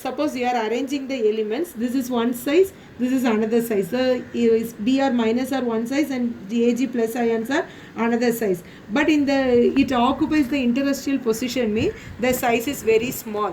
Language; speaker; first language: English; non-native, local second language; Tamil